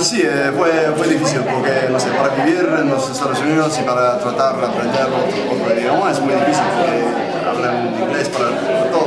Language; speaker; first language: Spanish; non-native, learner; English